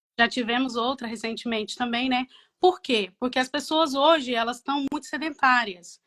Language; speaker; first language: Portuguese; native; Portuguese